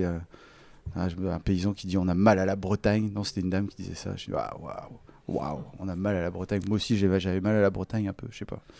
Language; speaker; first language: French; native; French